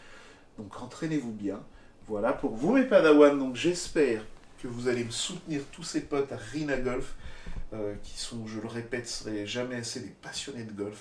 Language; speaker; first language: French; native; French